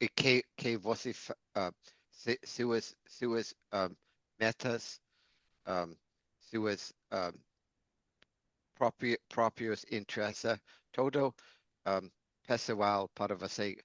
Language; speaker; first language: Portuguese; non-native, fluent; English